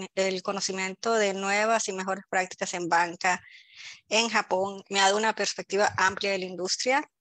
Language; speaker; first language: Spanish; native; Spanish